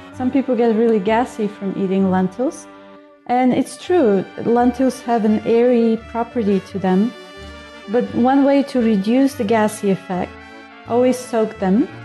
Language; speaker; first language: English; non-native, fluent; Bulgarian